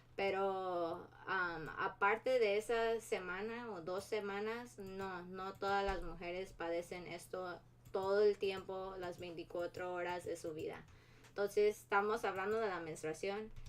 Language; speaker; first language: Spanish; early bilingual, heritage; Spanish